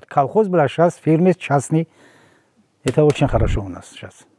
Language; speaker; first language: Russian; non-native, local second language; Tajik